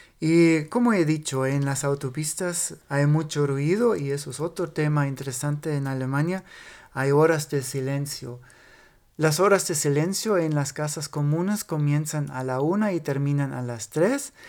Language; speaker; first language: Spanish; non-native, fluent; German